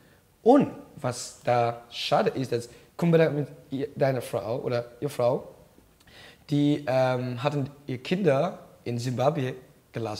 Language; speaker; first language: German; non-native, learner; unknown